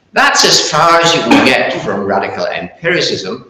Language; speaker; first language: English; native; English